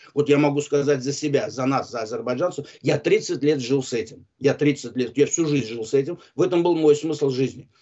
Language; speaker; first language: Russian; non-native, local second language; Azerbaijani